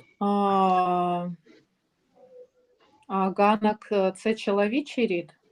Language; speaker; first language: Ukrainian; non-native, learner; Russian